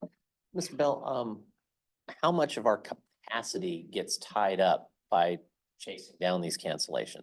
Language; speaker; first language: English; native; English